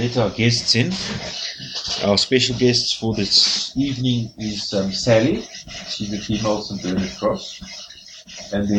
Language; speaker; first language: English; native; English